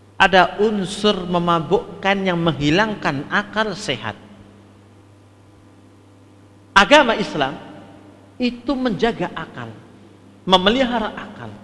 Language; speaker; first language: Indonesian; native; Indonesian